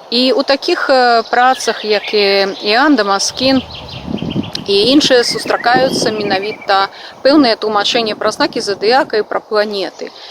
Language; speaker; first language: Belarusian; non-native, local second language; Russian